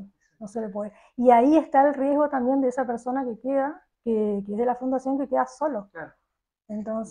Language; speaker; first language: Spanish; native; Spanish